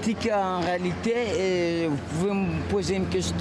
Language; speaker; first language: French; non-native, local second language; Comorian